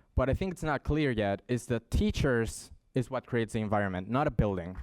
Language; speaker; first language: English; early bilingual, other home language; Spanish